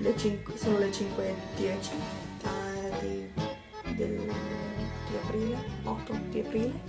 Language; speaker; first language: Italian; non-native, learner; English